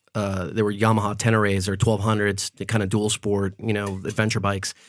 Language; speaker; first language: English; early bilingual, other home language; Spanish